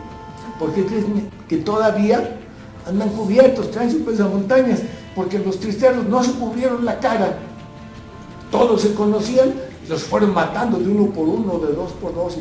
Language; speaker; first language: Spanish; native; Spanish